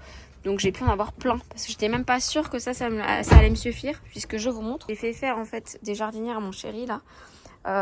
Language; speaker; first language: French; native; French